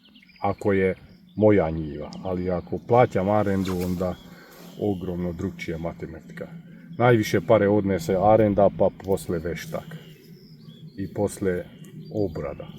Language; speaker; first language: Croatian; non-native, local second language; Hungarian